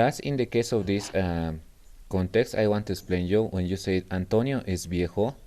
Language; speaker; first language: English; non-native, learner; Spanish